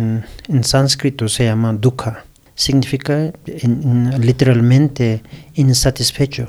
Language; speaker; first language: Spanish; non-native, learner; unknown